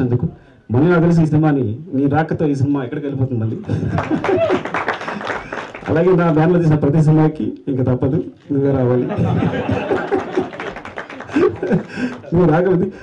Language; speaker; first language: Telugu; native; Telugu